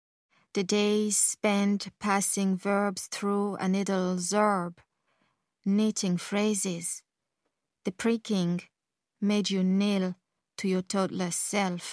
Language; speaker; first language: English; early bilingual, other home language; Kongo